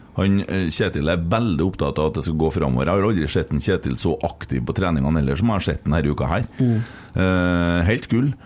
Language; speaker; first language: Norwegian; native; Norwegian